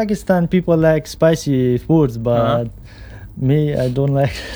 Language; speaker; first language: English; non-native, local second language; Pashto